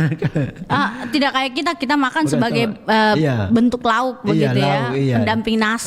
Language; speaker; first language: Indonesian; native; Indonesian